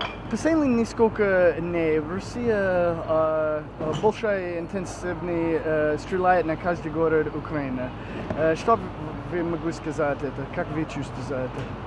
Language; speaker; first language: Russian; non-native, learner; English